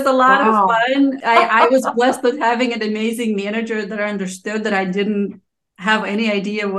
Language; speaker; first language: English; non-native, fluent; Romanian